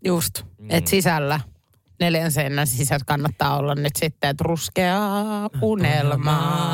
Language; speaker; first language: Finnish; native; Finnish